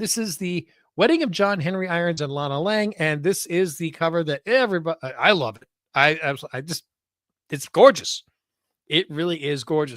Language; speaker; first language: English; native; English